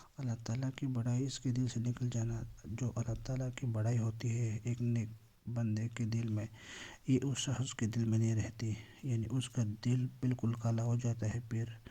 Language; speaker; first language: Urdu; non-native, local second language; Pashto